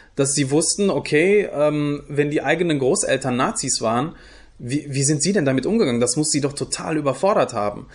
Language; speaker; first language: German; early bilingual, other home language; Turkish